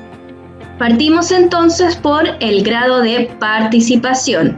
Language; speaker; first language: Spanish; native; Spanish